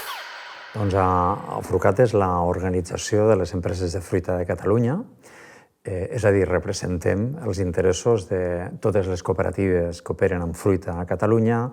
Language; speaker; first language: Catalan; native; Catalan